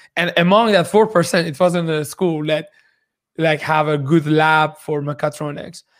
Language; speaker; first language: English; non-native, fluent; Persian